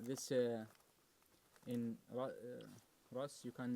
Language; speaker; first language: English; non-native, learner; Arabic